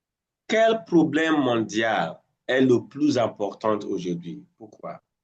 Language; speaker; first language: French; non-native, fluent; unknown